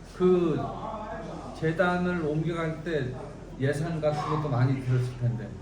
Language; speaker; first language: Korean; native; Korean